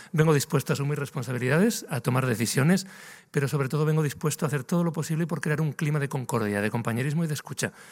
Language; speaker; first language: Spanish; native; Spanish